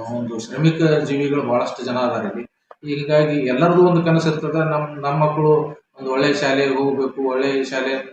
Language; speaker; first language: Kannada; native; Kannada